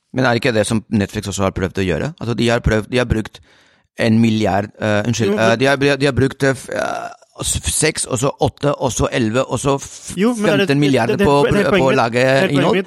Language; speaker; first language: Norwegian; non-native, fluent; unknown